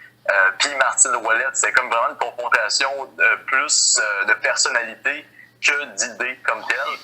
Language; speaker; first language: French; native; French